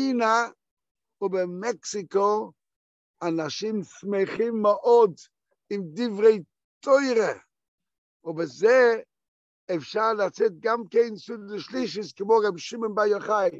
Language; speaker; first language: Hebrew; non-native, fluent; Yiddish